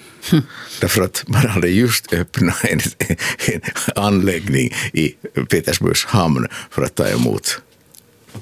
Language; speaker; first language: Swedish; non-native, local second language; Finnish